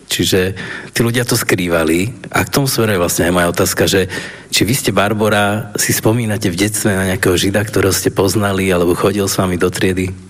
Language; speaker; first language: Slovak; native; Slovak